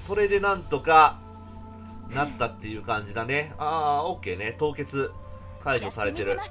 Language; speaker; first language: Japanese; native; Japanese